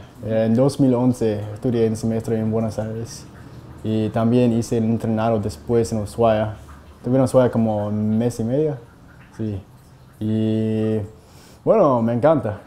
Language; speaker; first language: Spanish; non-native, fluent; English